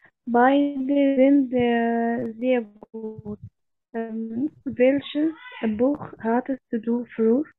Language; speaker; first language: German; non-native, learner; Arabic